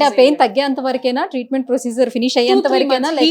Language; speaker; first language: Telugu; native; Telugu